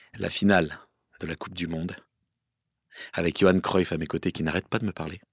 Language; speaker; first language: French; native; French